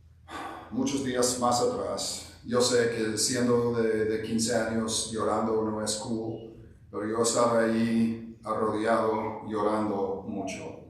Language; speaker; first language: Spanish; non-native, fluent; English